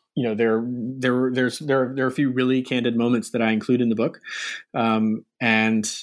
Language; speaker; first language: English; native; English